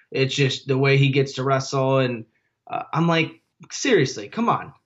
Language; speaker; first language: English; native; English